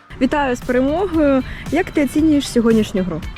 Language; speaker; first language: Ukrainian; native; Ukrainian